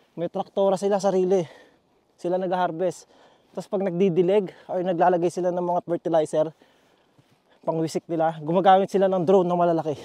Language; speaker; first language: Filipino; native; Filipino